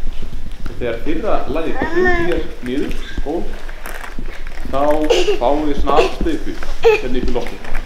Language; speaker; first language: Icelandic; native; Icelandic